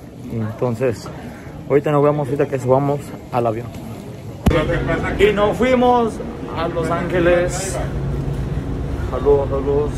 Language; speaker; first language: Spanish; early bilingual, heritage; Spanish